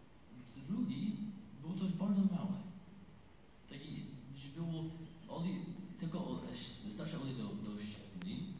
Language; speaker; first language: Polish; non-native, learner; English